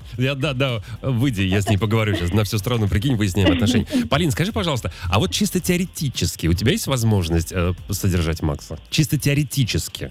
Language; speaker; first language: Russian; native; Russian